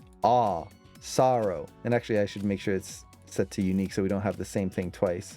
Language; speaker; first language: English; native; English